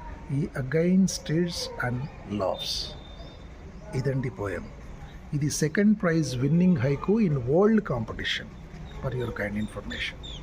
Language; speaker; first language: English; non-native, local second language; Telugu